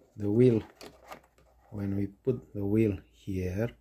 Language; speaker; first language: English; non-native, learner; Romanian